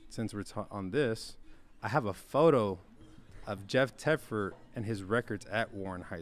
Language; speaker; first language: English; native; English